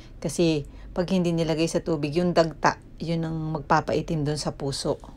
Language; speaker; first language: Filipino; native; Filipino